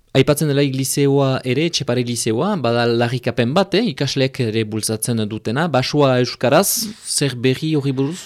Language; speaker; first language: Basque; native; Basque